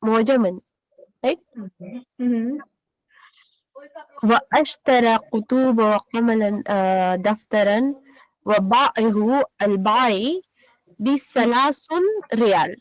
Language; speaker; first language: Arabic; non-native, learner; Hindi